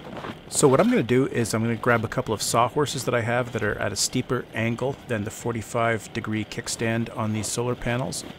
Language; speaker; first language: English; native; English